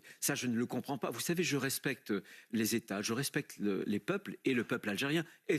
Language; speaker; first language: French; native; French